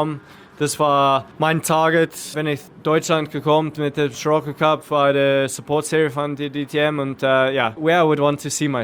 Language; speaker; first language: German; non-native, learner; English